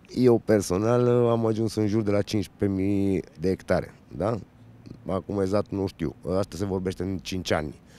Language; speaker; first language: Romanian; non-native, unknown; Italian